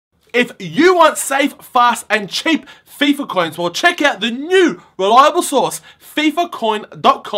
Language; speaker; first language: English; native; English